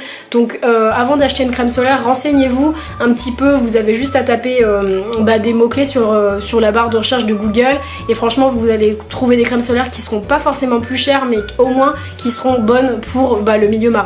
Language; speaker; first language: French; native; French